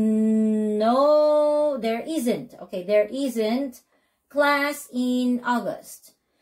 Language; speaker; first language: English; non-native, local second language; Filipino